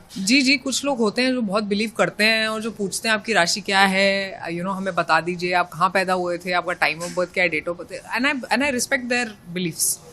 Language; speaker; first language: Hindi; native; Hindi